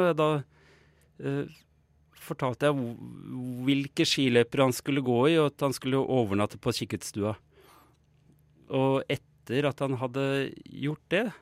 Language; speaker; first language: Norwegian; native; Norwegian